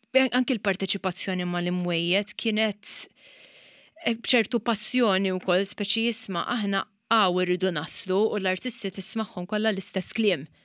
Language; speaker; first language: Maltese; native; Maltese